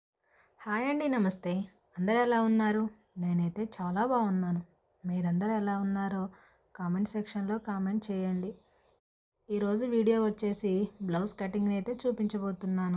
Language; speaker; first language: Telugu; native; Telugu